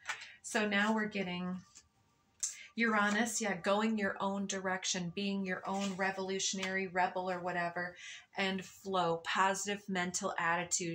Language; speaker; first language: English; native; English